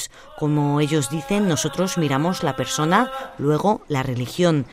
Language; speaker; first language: Spanish; native; Spanish